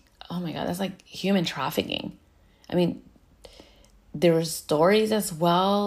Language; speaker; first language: English; early bilingual, other home language; Spanish